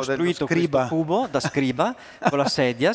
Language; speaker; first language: Italian; native; Italian